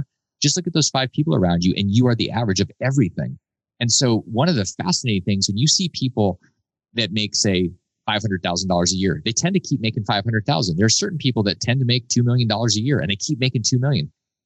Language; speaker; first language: English; native; English